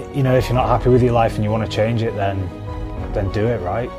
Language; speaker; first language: English; native; English